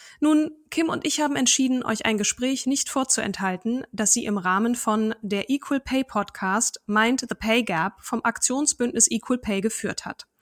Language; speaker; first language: German; native; German